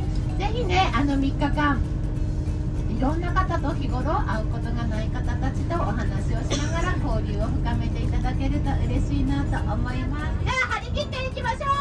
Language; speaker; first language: Japanese; native; Japanese